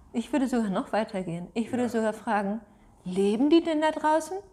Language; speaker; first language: German; native; German